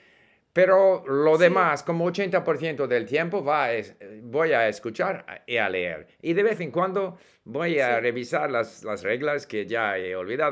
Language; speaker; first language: Spanish; non-native, fluent; English